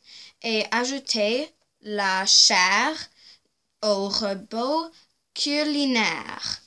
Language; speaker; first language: French; non-native, local second language; English